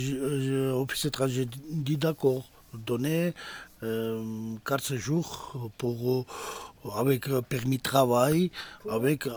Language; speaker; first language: French; non-native, learner; Georgian